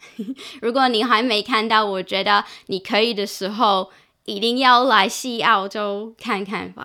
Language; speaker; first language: Chinese; non-native, fluent; English